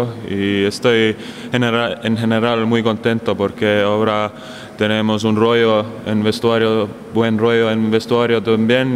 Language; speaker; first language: Spanish; non-native, learner; Estonian